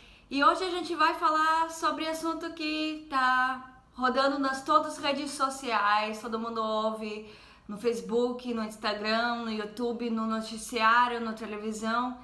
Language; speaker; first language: Portuguese; non-native, fluent; Hebrew